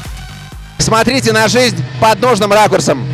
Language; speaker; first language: Russian; native; Russian